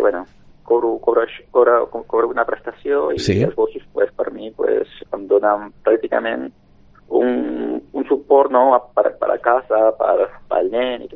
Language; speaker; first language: Catalan; non-native, local second language; Spanish